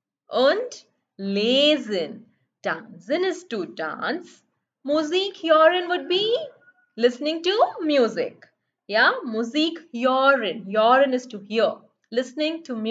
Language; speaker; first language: German; non-native, learner; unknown